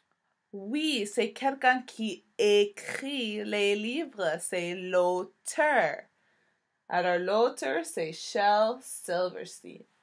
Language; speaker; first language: French; non-native, fluent; English